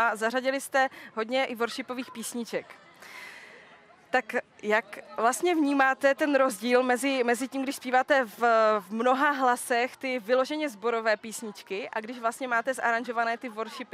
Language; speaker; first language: Czech; native; Czech